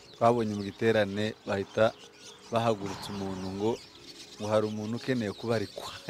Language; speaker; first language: Kinyarwanda; early bilingual, heritage; Kinyarwanda